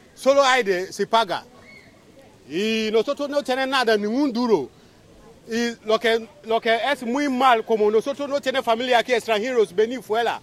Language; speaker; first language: Spanish; non-native, learner; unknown